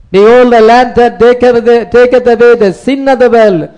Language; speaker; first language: English; non-native, local second language; Tamil